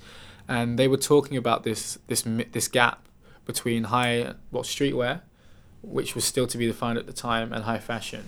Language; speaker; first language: English; native; English